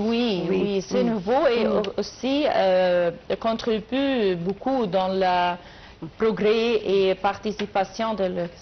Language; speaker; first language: French; non-native, learner; Arabic